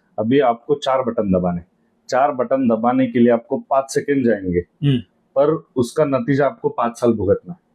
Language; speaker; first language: Hindi; non-native, local second language; Marathi